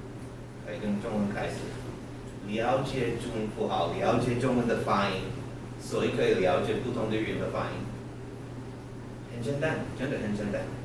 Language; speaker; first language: Chinese; non-native, learner; English